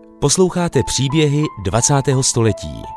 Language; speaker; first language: Czech; native; Czech